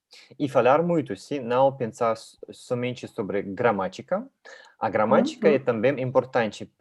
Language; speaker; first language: Portuguese; non-native, learner; Russian